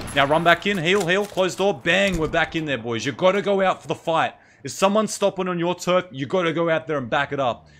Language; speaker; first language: English; native; English